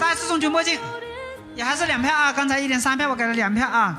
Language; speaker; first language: Chinese; native; Chinese